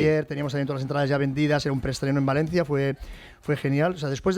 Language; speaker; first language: Spanish; native; Spanish